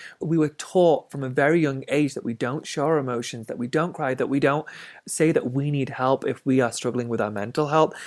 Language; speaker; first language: English; native; English